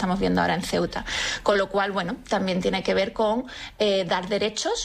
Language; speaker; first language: Spanish; native; Spanish